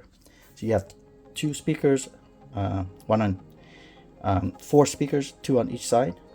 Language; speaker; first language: English; native; English